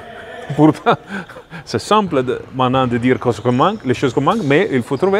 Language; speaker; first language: French; non-native, fluent; Italian